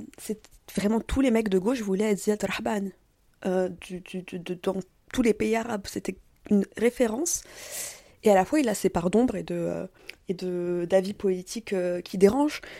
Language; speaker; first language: French; native; French